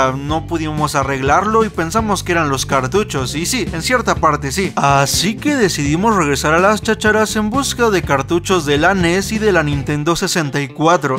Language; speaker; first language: Spanish; native; Spanish